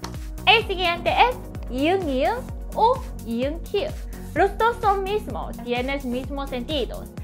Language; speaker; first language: Spanish; non-native, learner; Korean